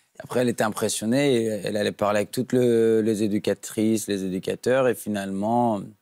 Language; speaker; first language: French; non-native, fluent; Persian